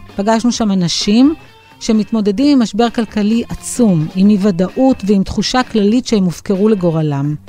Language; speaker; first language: Hebrew; native; Hebrew